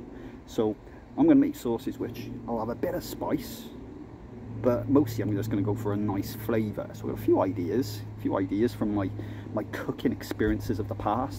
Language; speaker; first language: English; native; English